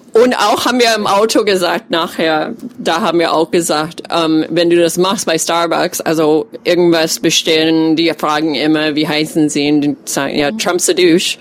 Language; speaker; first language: German; non-native, fluent; English